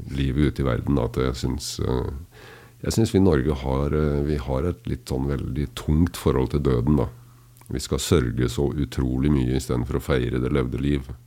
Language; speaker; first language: Norwegian; native; Norwegian